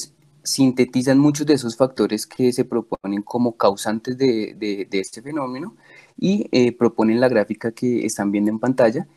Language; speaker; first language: Spanish; native; Spanish